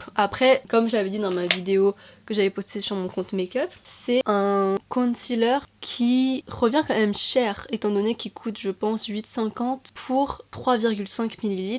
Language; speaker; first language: French; native; French